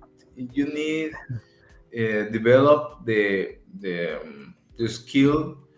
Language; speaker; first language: English; non-native, learner; Spanish